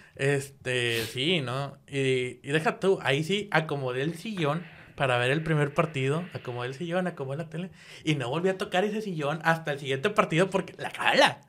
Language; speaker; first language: Spanish; native; Spanish